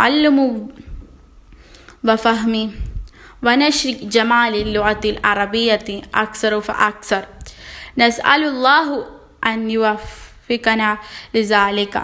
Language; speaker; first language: Arabic; non-native, learner; Malayalam